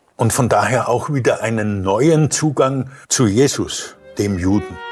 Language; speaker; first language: German; native; German